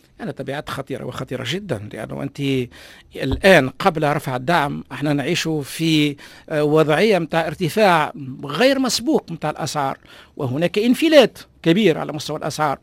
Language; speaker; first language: Arabic; native; Arabic